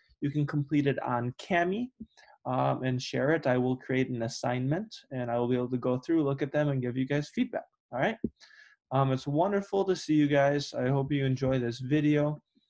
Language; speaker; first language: English; native; English